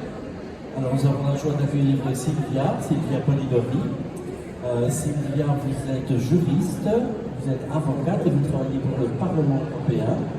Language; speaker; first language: French; native; French